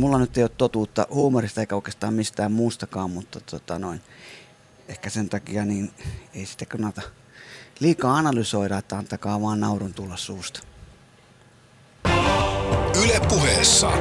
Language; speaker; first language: Finnish; native; Finnish